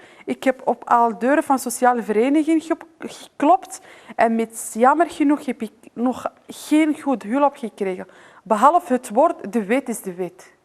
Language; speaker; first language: Dutch; non-native, fluent; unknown